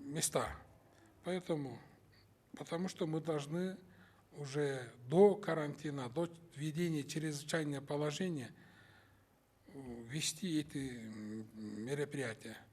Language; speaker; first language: Russian; non-native, local second language; Kyrgyz